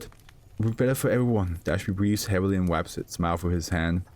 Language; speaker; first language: English; non-native, fluent; German